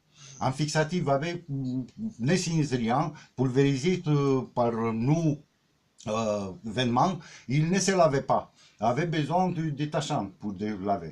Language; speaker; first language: French; non-native, learner; Romanian